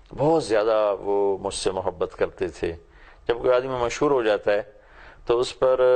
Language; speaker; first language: Urdu; non-native, local second language; Punjabi